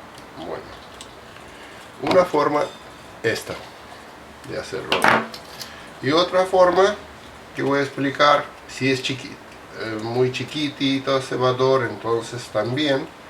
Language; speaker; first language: Spanish; non-native, fluent; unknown